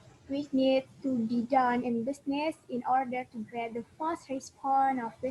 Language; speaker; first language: English; non-native, learner; Indonesian